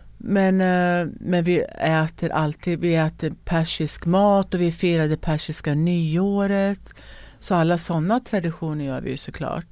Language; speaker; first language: Swedish; native; Swedish